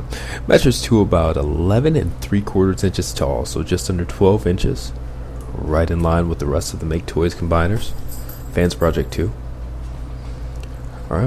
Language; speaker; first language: English; native; English